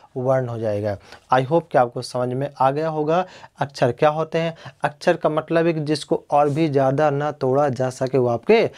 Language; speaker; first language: Hindi; native; Hindi